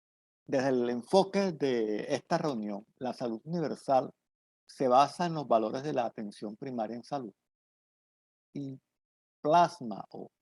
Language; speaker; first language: Spanish; native; Spanish